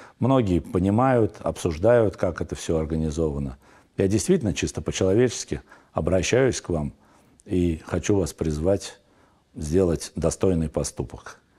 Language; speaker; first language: Russian; non-native, local second language; Armenian